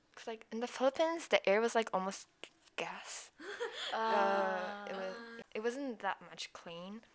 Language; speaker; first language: English; non-native, fluent; Japanese